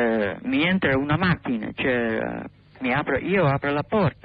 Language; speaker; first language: Italian; non-native, learner; English